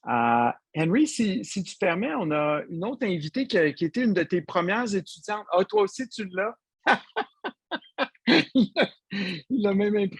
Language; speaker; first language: French; native; French